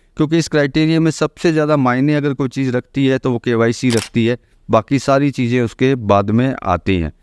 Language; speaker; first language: Hindi; native; Hindi